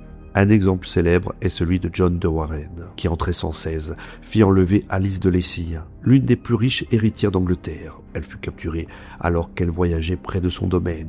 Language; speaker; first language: French; native; French